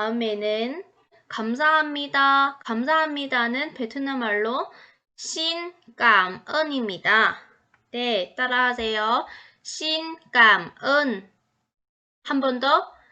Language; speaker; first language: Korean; non-native, fluent; Vietnamese